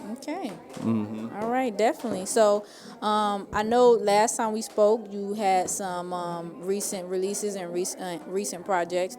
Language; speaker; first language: English; native; English